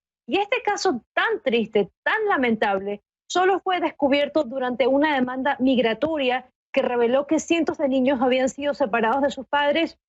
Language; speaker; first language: Spanish; native; Spanish